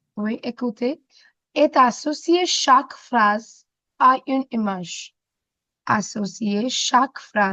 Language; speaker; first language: French; non-native, fluent; Hindi